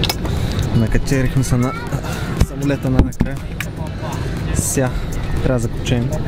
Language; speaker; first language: Bulgarian; native; Bulgarian